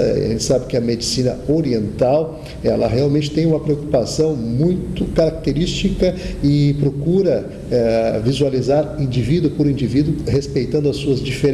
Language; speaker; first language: Portuguese; native; Portuguese